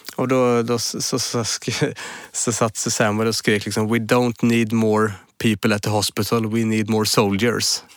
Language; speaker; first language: Swedish; native; Swedish